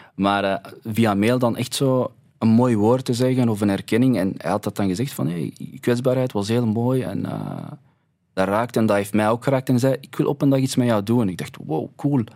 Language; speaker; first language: Dutch; early bilingual, other home language; Arabic